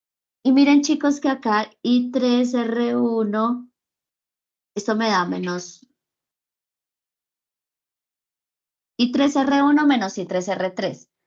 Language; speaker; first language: Spanish; native; Spanish